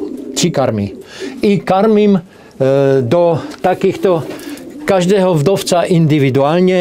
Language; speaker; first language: Polish; non-native, learner; Czech